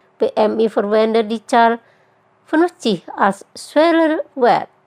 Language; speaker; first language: German; non-native, fluent; Indonesian